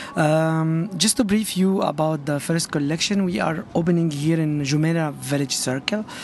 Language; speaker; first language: English; non-native, fluent; Arabic